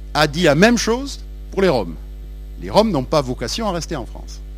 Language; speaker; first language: French; native; French